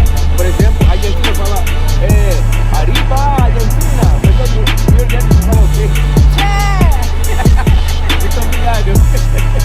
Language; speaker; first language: Portuguese; non-native, fluent; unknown